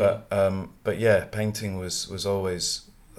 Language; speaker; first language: English; native; English